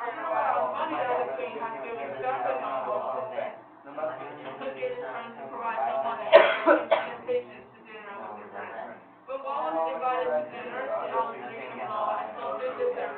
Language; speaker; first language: English; non-native, learner; Chinese